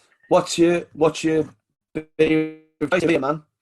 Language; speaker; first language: English; native; English